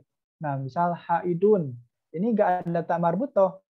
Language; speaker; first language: Indonesian; native; Indonesian